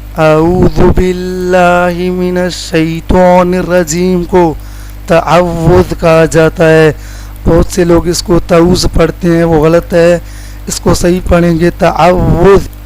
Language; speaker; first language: Urdu; non-native, local second language; Sindhi